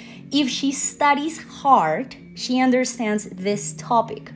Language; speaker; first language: English; non-native, fluent; Spanish